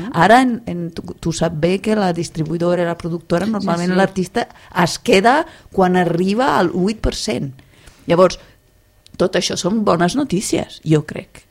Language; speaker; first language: Catalan; non-native, fluent; Italian